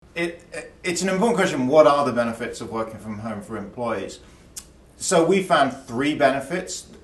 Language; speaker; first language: English; native; English